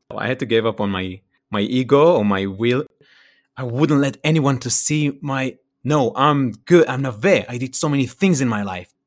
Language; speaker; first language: English; non-native, fluent; Hebrew